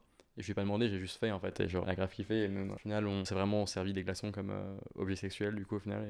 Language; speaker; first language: French; native; French